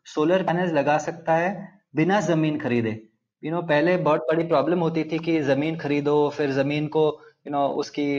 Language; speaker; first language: Hindi; non-native, local second language; Telugu